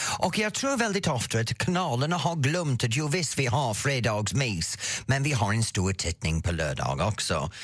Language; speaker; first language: Swedish; non-native, fluent; English